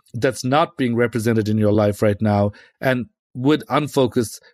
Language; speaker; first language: English; native; English